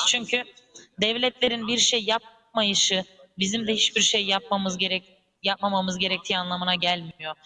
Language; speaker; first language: Turkish; early bilingual, heritage; Turkish